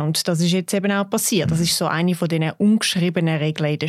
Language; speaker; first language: German; native; German